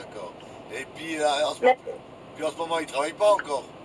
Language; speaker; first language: French; native; French